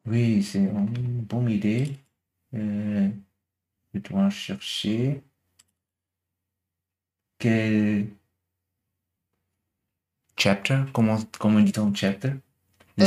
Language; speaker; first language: French; non-native, learner; German